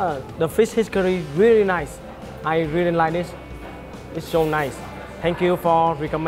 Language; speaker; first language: English; non-native, learner; Vietnamese